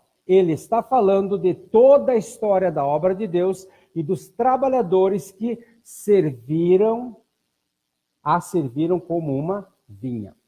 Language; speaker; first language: Portuguese; native; Portuguese